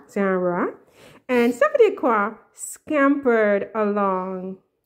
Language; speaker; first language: French; non-native, learner; English